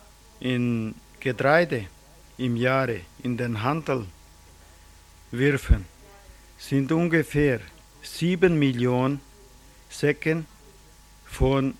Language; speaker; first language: German; early bilingual, heritage; German